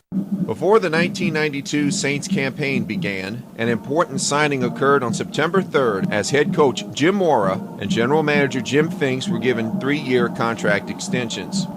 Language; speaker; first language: English; native; English